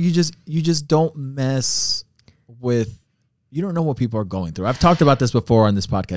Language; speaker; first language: English; early bilingual, other home language; Spanish